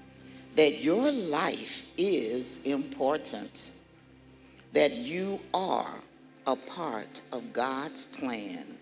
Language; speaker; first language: English; native; English